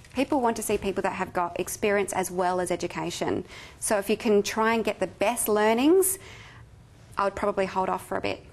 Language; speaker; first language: English; native; English